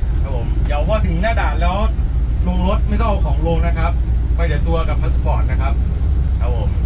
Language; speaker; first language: Thai; native; Thai